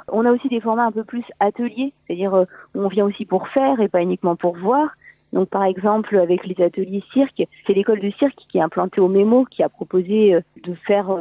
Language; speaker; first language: French; native; French